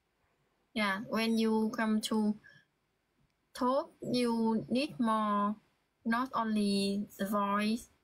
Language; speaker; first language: English; non-native, learner; Vietnamese